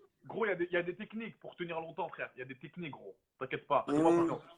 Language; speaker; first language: French; native; French